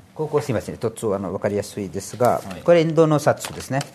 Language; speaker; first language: Japanese; non-native, fluent; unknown